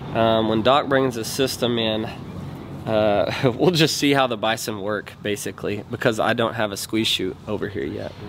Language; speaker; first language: English; native; English